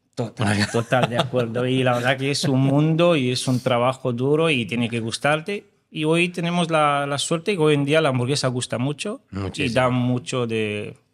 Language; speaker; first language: Spanish; non-native, fluent; Romanian